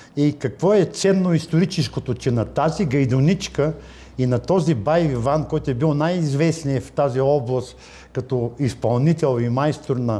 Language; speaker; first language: Bulgarian; native; Bulgarian